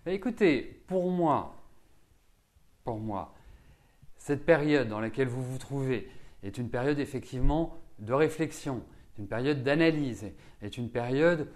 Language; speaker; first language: French; native; French